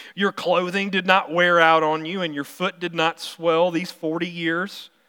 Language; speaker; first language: English; native; English